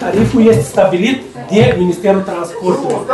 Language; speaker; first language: Romanian; native; Romanian